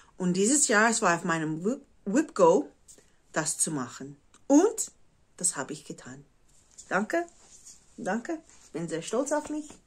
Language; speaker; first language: German; non-native, fluent; English